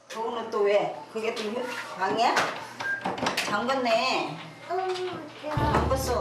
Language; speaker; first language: Korean; native; Korean